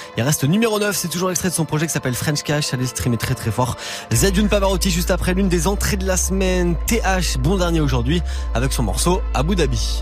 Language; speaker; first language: French; native; French